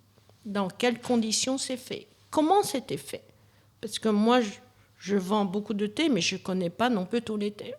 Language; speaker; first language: French; non-native, fluent; Chinese